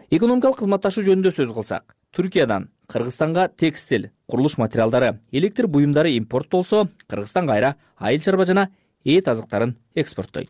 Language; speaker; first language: Kyrgyz; native; Kyrgyz